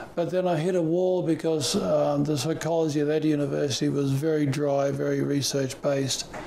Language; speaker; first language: English; native; English